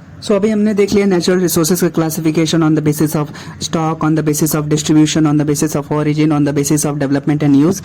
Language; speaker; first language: Hindi; native; Hindi